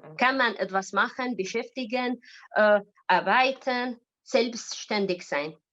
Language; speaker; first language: German; non-native, learner; Arabic